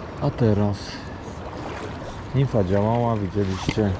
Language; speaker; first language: Polish; native; Polish